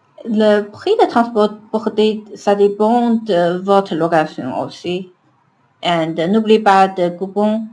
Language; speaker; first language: French; non-native, learner; Chinese